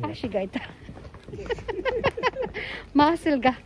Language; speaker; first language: Japanese; non-native, learner; Filipino